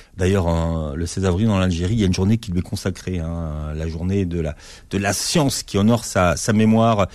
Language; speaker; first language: French; native; French